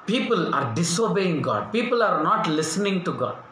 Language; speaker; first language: English; non-native, local second language; Telugu